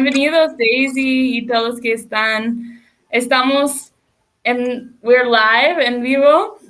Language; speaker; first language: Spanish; non-native, learner; English